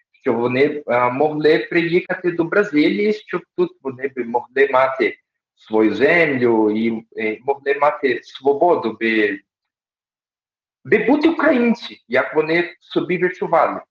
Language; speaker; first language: Ukrainian; early bilingual, heritage; Ukrainian